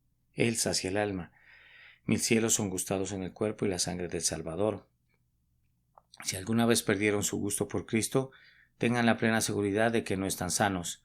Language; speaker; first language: Spanish; native; Spanish